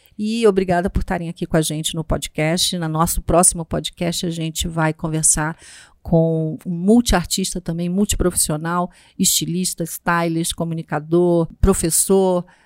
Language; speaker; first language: Portuguese; native; Portuguese